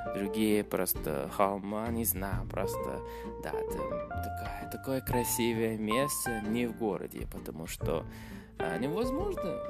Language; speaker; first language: Russian; non-native, fluent; English